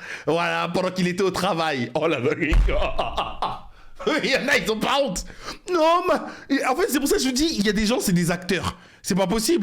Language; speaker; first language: French; native; French